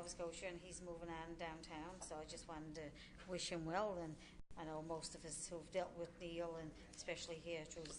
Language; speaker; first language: English; native; English